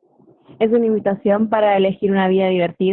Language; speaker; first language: Spanish; native; Spanish